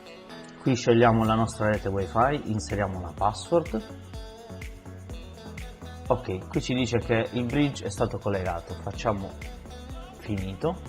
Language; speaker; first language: Italian; native; Italian